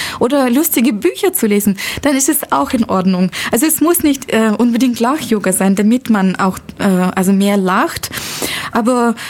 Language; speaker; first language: German; non-native, fluent; Russian